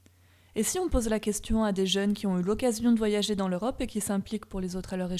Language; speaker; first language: French; native; French